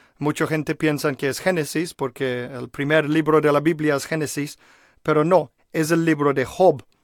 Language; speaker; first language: Spanish; non-native, fluent; English